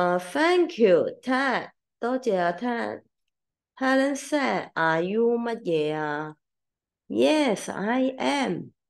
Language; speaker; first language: English; non-native, local second language; Cantonese